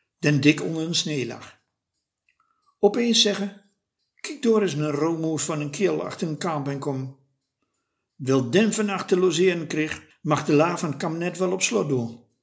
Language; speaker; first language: Dutch; native; Dutch